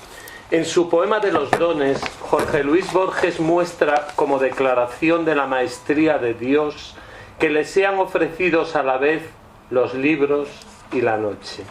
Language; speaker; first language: Spanish; native; Spanish